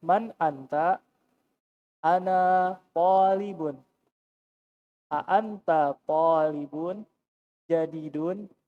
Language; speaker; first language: Arabic; non-native, learner; Indonesian